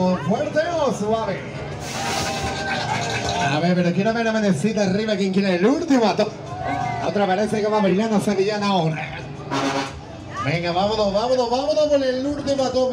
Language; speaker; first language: Spanish; native; Spanish